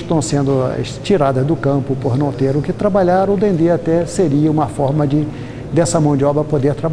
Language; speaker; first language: Portuguese; native; Portuguese